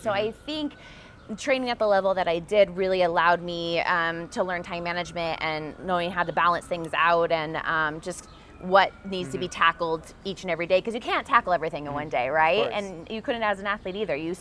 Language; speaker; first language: English; native; English